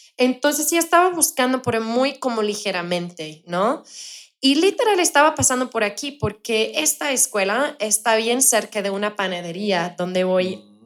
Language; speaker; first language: Spanish; non-native, fluent; English